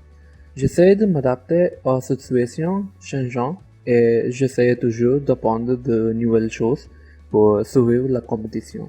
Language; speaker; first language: French; non-native, learner; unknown